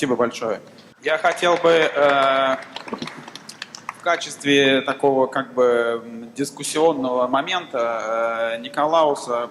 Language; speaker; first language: Russian; native; Russian